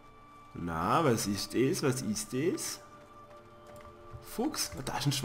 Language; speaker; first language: German; native; German